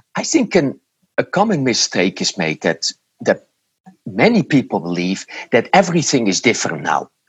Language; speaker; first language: English; non-native, fluent; Dutch